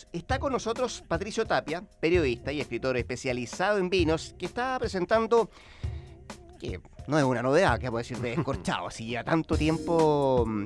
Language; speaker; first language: Spanish; native; Spanish